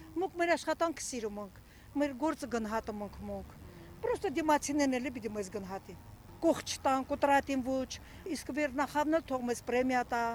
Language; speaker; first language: Armenian; native; Armenian